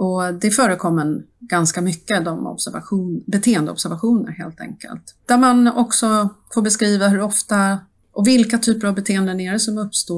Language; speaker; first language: Swedish; native; Swedish